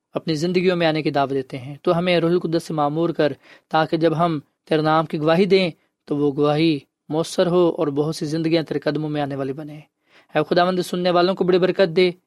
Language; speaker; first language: Urdu; non-native, local second language; Punjabi